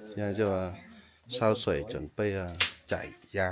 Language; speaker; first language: Chinese; non-native, learner; Vietnamese